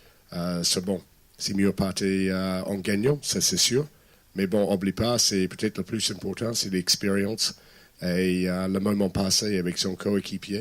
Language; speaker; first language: French; non-native, fluent; English